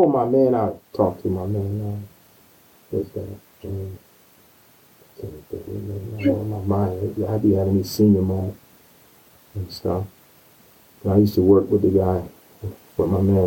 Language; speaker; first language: English; native; English